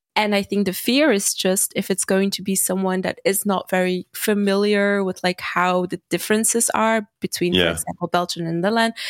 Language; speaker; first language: English; non-native, fluent; Dutch